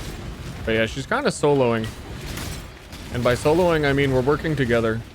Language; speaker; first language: English; native; English